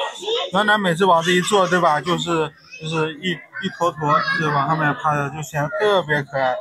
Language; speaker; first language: Chinese; native; Chinese